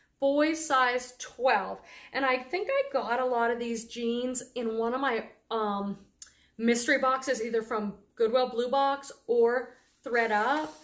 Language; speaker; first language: English; native; English